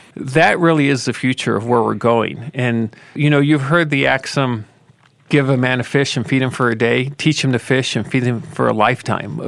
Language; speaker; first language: English; native; English